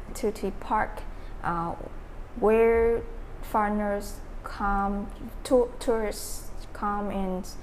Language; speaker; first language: English; non-native, learner; Vietnamese